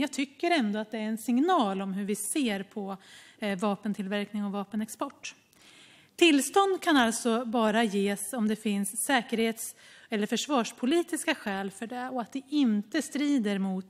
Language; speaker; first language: Swedish; native; Swedish